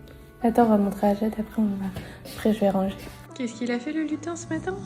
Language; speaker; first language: French; native; French